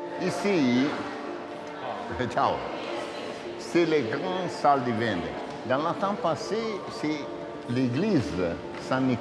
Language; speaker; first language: French; non-native, learner; Italian